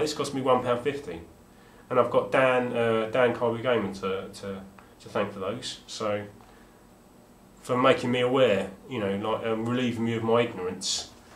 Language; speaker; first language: English; native; English